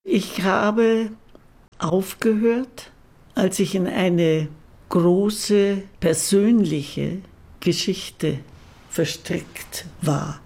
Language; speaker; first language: German; native; German